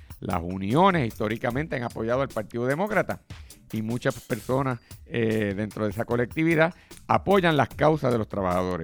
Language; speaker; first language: Spanish; native; Spanish